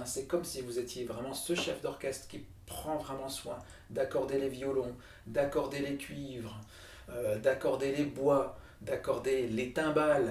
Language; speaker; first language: French; native; French